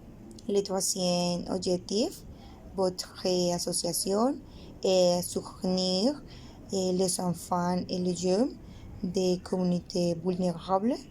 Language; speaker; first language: French; non-native, learner; Spanish